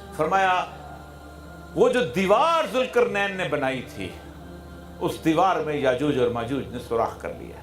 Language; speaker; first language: Urdu; non-native, local second language; Punjabi